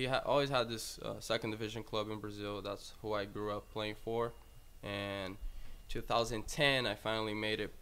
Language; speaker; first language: English; non-native, fluent; Portuguese